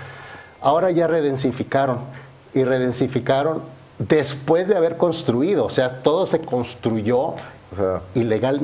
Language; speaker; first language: Spanish; native; Spanish